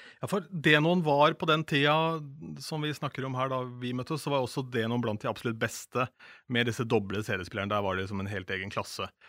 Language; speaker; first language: Norwegian; native; Norwegian